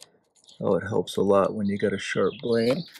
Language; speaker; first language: English; native; English